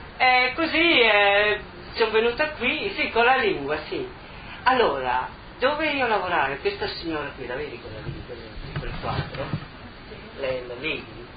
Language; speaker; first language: Italian; native; Italian